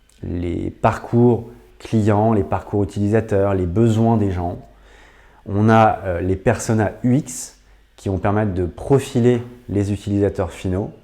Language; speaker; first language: French; native; French